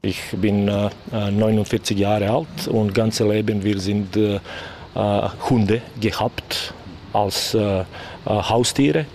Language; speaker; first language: German; non-native, learner; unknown